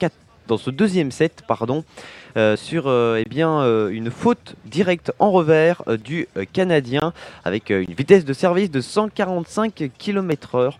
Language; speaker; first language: French; native; French